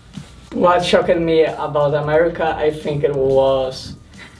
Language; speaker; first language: English; non-native, learner; Portuguese